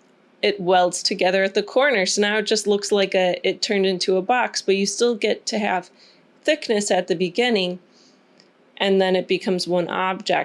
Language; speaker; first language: English; native; English